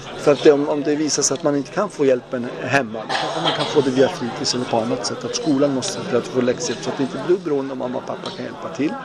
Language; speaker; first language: Swedish; early bilingual, other home language; Turoyo